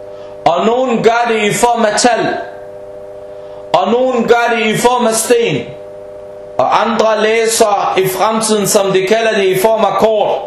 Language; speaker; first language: Danish; early bilingual, heritage; Danish